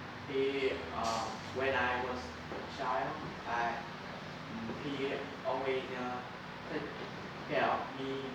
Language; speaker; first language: English; non-native, learner; Vietnamese